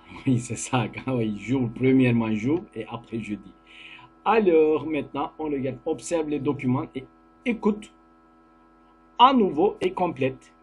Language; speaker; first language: French; non-native, fluent; Turkish